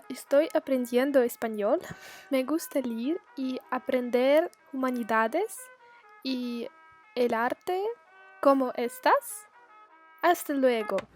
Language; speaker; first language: Spanish; non-native, learner; Russian